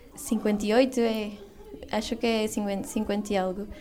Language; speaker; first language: Portuguese; non-native, learner; Spanish